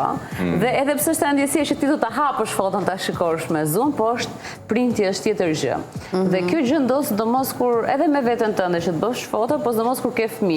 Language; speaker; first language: Albanian; native; Albanian